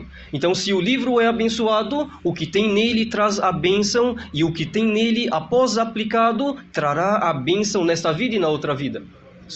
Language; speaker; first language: Portuguese; native; Portuguese